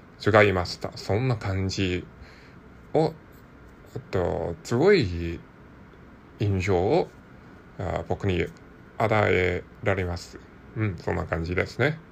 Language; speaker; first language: Japanese; non-native, learner; Cantonese